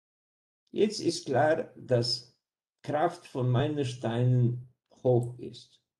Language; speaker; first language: German; non-native, fluent; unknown